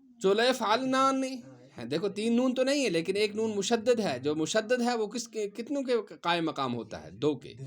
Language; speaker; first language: Urdu; non-native, local second language; Kashmiri